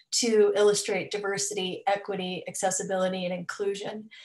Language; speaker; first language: English; native; English